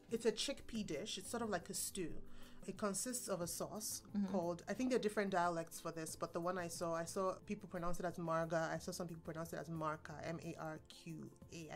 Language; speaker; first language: English; non-native, local second language; Igbo